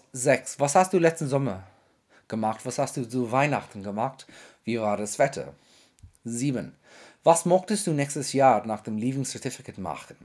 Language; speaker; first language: German; non-native, fluent; English